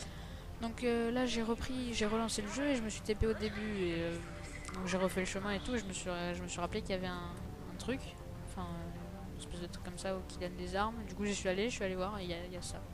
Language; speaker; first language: French; native; French